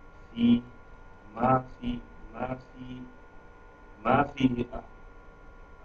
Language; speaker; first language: Arabic; non-native, learner; English